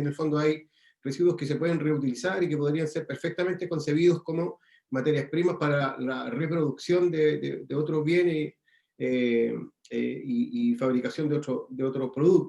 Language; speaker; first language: Spanish; native; Spanish